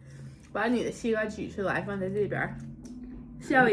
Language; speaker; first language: Chinese; early bilingual, heritage; English